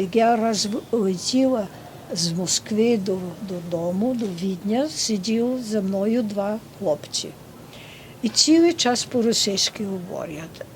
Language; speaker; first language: Ukrainian; early bilingual, heritage; Ukrainian